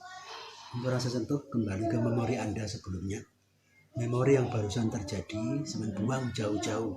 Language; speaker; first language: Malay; non-native, local second language; Javanese